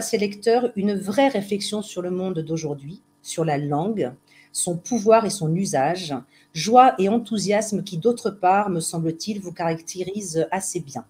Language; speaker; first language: French; native; French